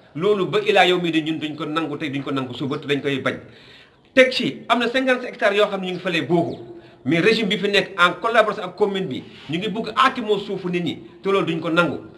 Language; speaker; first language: Wolof; native; Wolof